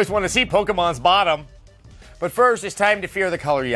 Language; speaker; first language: English; native; English